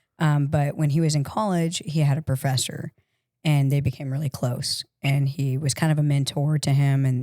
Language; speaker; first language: English; native; English